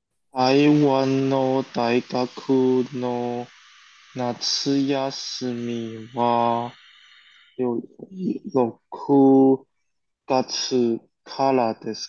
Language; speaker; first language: Japanese; non-native, learner; Chinese